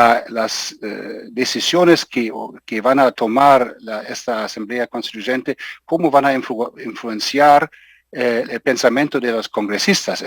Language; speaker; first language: Spanish; non-native, fluent; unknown